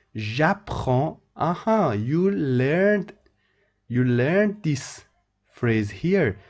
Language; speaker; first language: English; non-native, fluent; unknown